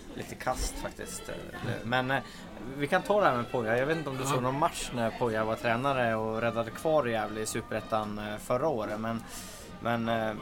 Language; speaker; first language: Swedish; native; Swedish